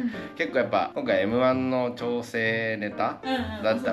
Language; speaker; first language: Japanese; native; Japanese